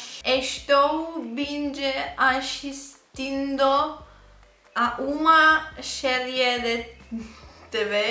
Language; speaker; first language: Portuguese; non-native, learner; Italian